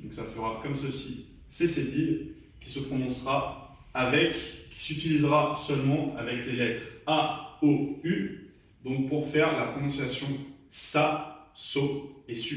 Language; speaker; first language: French; native; French